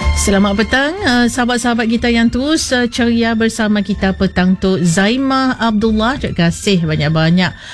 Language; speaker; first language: Malay; native; Malay